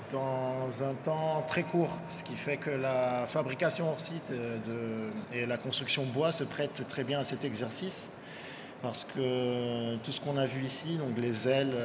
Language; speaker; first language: French; native; French